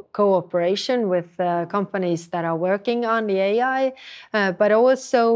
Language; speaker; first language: English; non-native, fluent; Estonian